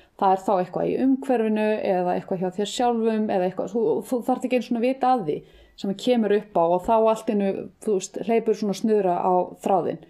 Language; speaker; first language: Icelandic; native; Icelandic